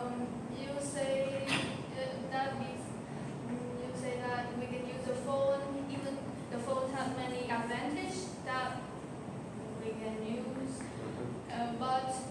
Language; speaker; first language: English; non-native, learner; Vietnamese